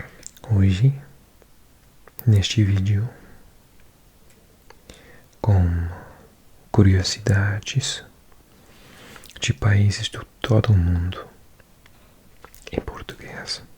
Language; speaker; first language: Portuguese; non-native, learner; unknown